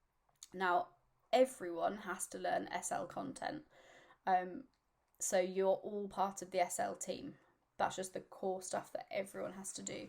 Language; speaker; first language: English; native; English